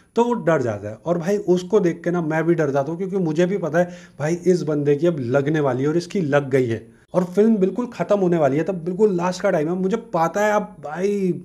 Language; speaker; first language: Hindi; native; Hindi